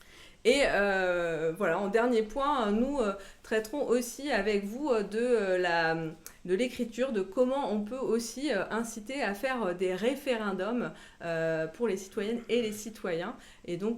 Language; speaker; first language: French; native; French